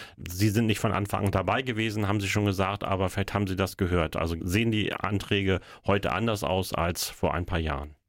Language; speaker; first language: German; native; German